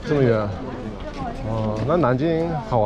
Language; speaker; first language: Chinese; non-native, fluent; English